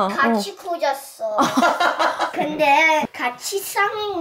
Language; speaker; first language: Korean; non-native, learner; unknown